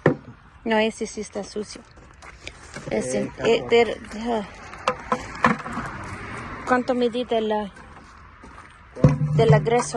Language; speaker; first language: Spanish; early bilingual, heritage; English